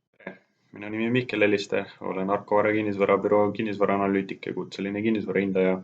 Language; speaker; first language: Estonian; native; Estonian